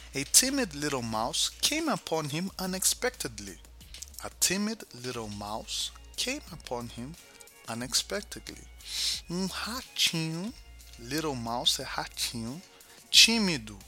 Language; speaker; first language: Portuguese; non-native, fluent; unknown